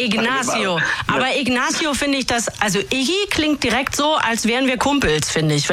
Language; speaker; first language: German; native; German